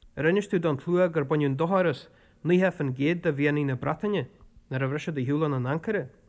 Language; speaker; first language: Irish; native; Irish